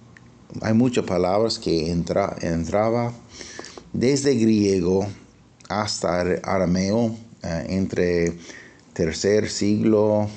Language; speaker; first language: Spanish; non-native, fluent; English